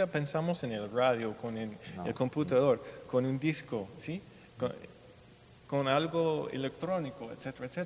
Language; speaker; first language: Spanish; non-native, fluent; English